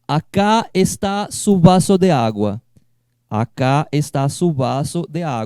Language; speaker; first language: Spanish; non-native, fluent; Portuguese